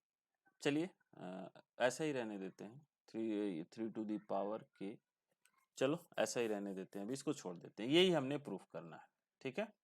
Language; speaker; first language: Hindi; native; Hindi